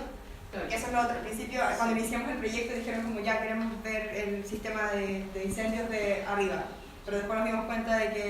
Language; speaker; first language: Spanish; native; Spanish